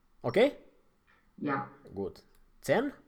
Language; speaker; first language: German; non-native, fluent; Romanian